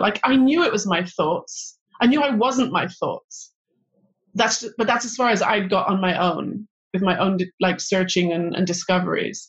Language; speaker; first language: English; native; English